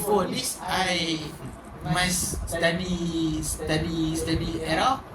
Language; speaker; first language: English; non-native, learner; Malay